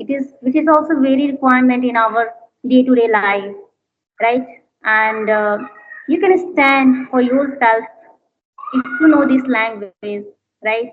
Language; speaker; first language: English; non-native, learner; Hindi